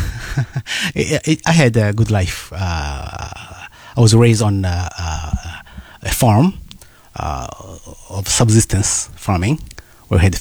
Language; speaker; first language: English; non-native, fluent; Rundi